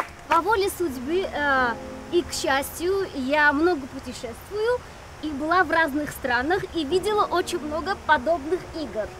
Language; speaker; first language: Russian; non-native, fluent; Armenian